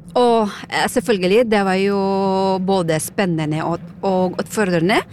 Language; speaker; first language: Norwegian; non-native, fluent; Filipino